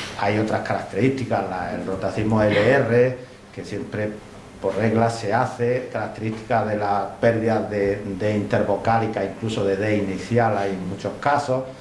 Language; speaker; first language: Spanish; native; Spanish